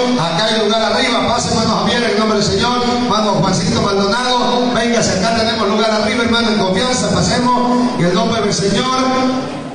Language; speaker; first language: Spanish; native; Spanish